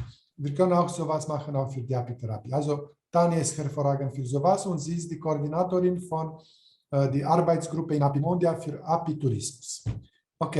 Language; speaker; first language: German; non-native, fluent; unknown